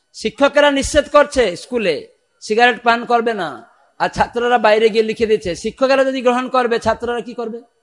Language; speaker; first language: Bangla; non-native, fluent; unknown